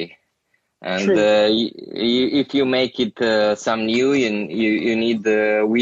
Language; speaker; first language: English; non-native, learner; Russian